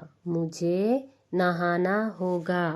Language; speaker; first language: Hindi; non-native, local second language; Bangla